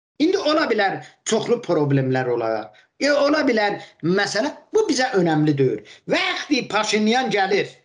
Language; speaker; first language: Azerbaijani; native; Azerbaijani